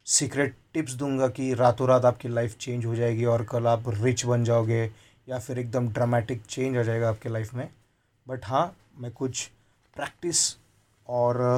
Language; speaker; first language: Hindi; non-native, local second language; Marathi